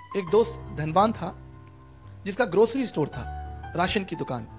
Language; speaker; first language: Hindi; native; Hindi